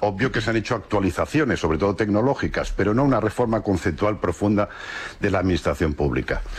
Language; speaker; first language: Spanish; non-native, local second language; Catalan